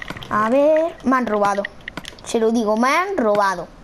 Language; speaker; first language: Spanish; native; Spanish